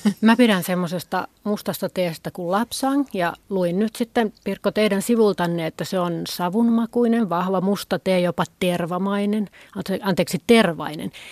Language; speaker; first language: Finnish; native; Finnish